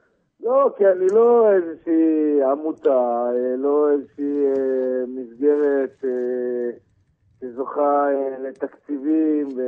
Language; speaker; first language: Hebrew; native; Hebrew